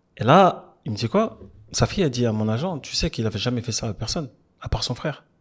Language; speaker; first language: French; native; French